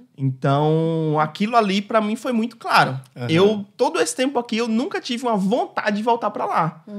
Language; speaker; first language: Portuguese; native; Portuguese